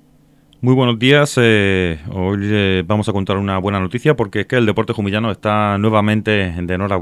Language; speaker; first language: Spanish; native; Spanish